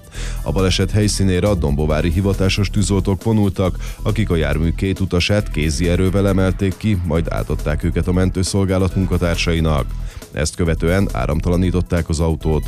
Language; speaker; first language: Hungarian; native; Hungarian